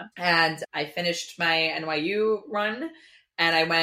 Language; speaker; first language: English; native; English